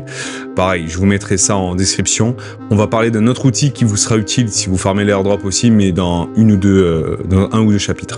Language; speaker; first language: French; native; French